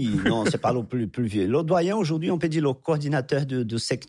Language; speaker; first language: French; non-native, fluent; Portuguese